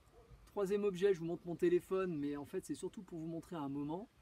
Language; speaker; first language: French; native; French